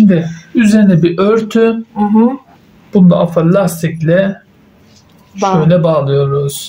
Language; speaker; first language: Turkish; native; Turkish